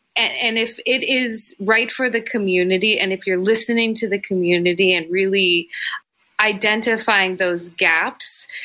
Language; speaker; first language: English; native; English